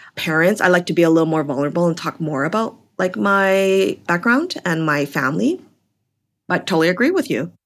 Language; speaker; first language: English; native; English